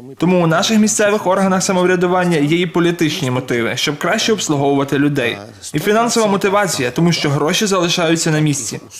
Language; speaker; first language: Ukrainian; non-native, fluent; Georgian